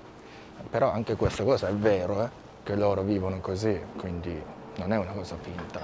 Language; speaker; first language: Italian; non-native, fluent; Japanese